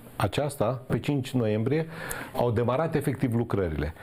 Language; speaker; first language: Romanian; native; Romanian